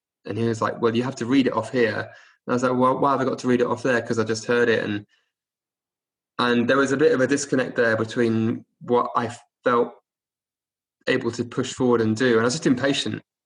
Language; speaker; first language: English; native; English